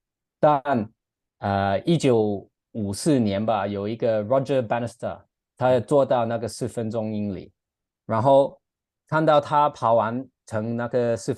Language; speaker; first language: Chinese; non-native, fluent; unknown